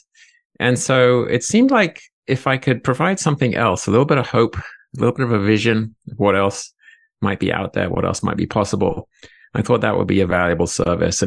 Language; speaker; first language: English; native; English